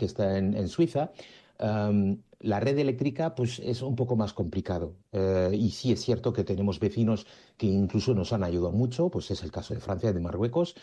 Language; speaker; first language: Spanish; native; Spanish